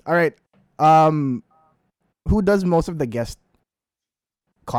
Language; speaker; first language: English; non-native, local second language; Filipino